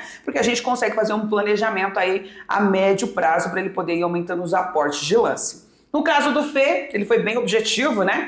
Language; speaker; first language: Portuguese; native; Portuguese